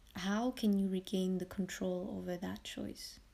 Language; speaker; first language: English; early bilingual, heritage; French